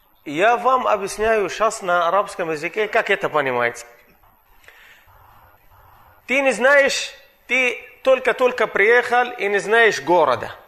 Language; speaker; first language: Russian; non-native, fluent; Arabic